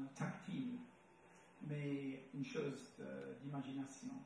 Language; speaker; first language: French; non-native, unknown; English